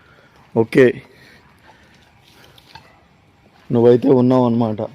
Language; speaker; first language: Telugu; native; Telugu